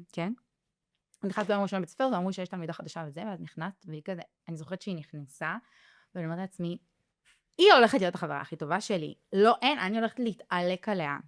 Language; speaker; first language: Hebrew; native; Hebrew